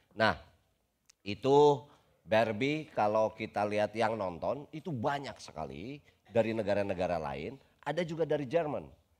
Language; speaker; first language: Indonesian; non-native, local second language; Sundanese